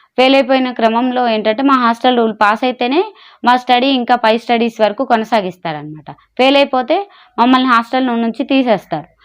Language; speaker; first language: Telugu; non-native, local second language; Urdu